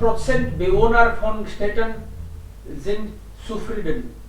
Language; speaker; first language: German; non-native, fluent; Hindi